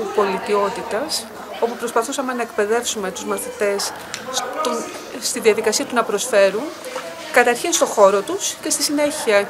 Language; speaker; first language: Greek; native; Greek